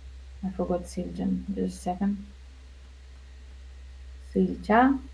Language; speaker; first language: English; non-native, learner; Russian